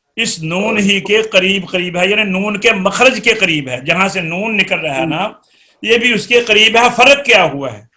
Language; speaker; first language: Urdu; non-native, local second language; Punjabi